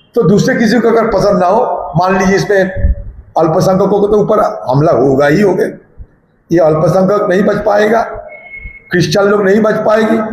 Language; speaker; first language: Hindi; non-native, local second language; Bangla